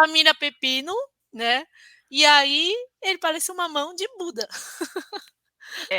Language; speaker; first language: Portuguese; non-native, fluent; Chinese